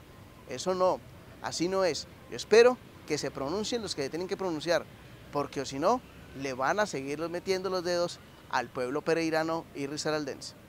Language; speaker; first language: Spanish; native; Spanish